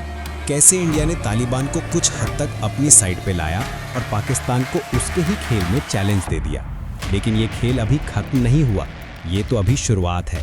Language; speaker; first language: Hindi; native; Hindi